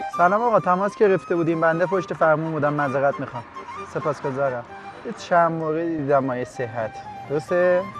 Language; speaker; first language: Persian; non-native, local second language; Azerbaijani